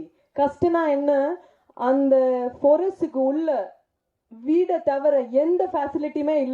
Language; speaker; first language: Tamil; non-native, fluent; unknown